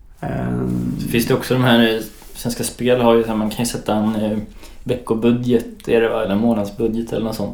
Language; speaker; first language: Swedish; native; Swedish